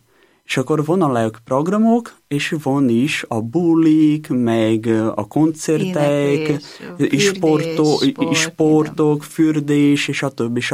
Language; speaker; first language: Hungarian; non-native, learner; Portuguese